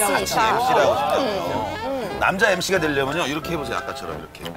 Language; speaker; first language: Korean; native; Korean